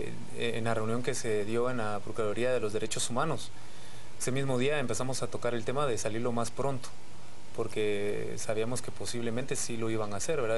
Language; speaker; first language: Spanish; native; Spanish